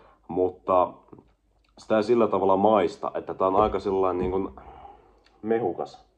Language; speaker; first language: Finnish; native; Finnish